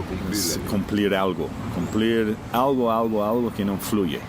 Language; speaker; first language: Spanish; non-native, fluent; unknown